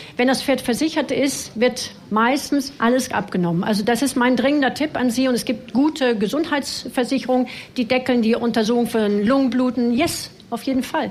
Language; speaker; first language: German; non-native, fluent; French